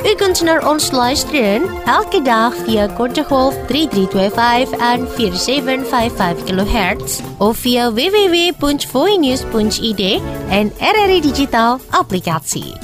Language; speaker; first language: Dutch; non-native, fluent; Indonesian